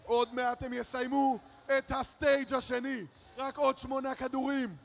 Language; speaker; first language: Hebrew; native; Hebrew